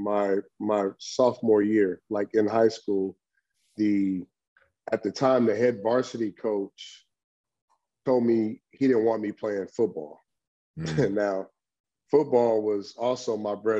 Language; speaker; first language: English; native; English